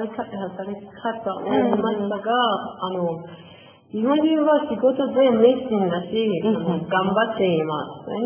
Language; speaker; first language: Japanese; non-native, learner; Persian